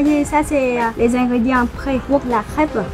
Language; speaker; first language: French; non-native, fluent; Vietnamese